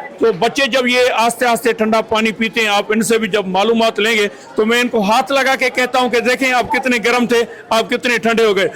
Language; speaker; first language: Urdu; non-native, local second language; Sindhi